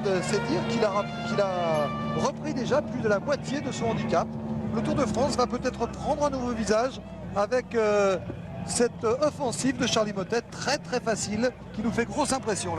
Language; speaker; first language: French; native; French